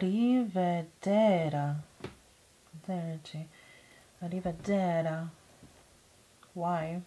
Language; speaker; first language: Italian; non-native, learner; English